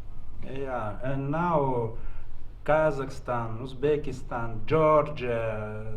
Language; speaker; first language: English; non-native, learner; Russian